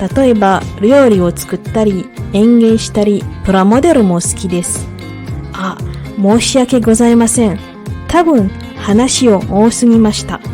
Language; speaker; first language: Japanese; non-native, fluent; Malay